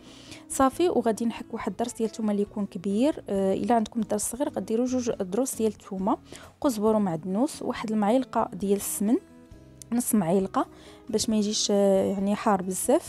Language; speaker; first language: Arabic; native; Arabic